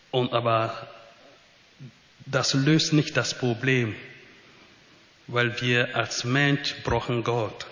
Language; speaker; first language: German; non-native, fluent; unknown